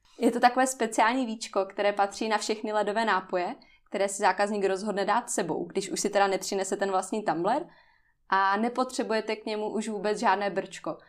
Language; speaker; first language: Czech; native; Czech